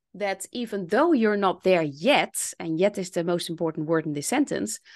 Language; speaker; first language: English; non-native, fluent; Dutch